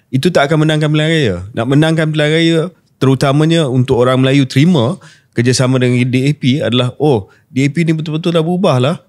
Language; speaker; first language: Malay; native; Malay